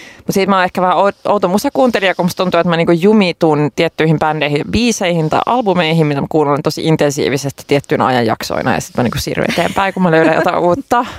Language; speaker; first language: Finnish; non-native, local second language; Swedish